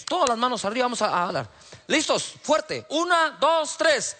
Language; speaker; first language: Spanish; native; Spanish